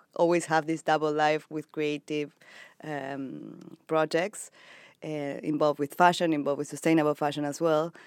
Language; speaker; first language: English; non-native, fluent; Spanish